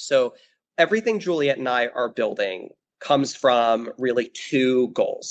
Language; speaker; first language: English; native; English